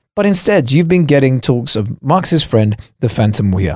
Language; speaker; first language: English; native; English